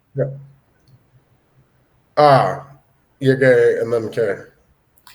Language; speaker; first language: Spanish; non-native, learner; English